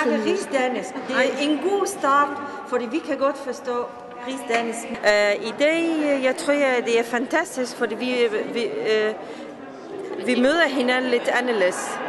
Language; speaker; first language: Danish; non-native, fluent; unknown